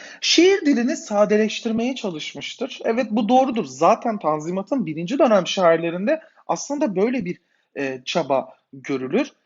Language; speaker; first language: Turkish; native; Turkish